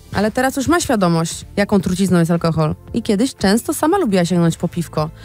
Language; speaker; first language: Polish; native; Polish